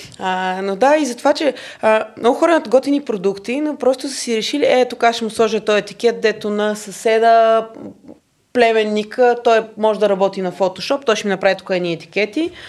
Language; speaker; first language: Bulgarian; native; Bulgarian